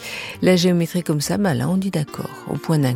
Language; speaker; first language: French; native; French